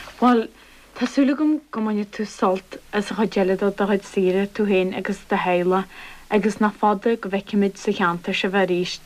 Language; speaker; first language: Irish; native; Irish